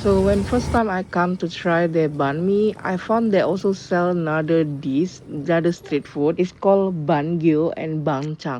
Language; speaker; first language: English; non-native, learner; Indonesian